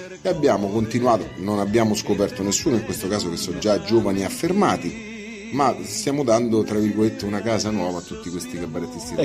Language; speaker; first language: Italian; native; Italian